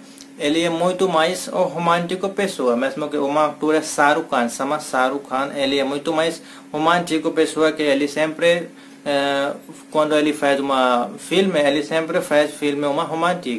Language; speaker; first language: Portuguese; non-native, learner; Hindi